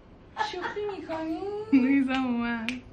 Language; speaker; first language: Persian; native; Persian